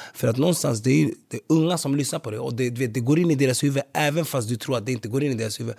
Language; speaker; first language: Swedish; early bilingual, other home language; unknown